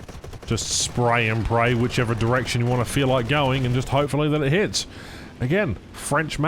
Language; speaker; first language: English; native; English